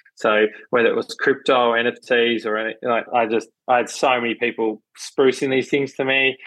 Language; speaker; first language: English; native; English